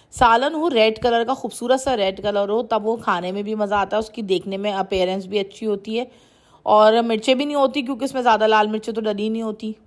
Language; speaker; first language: Urdu; native; Urdu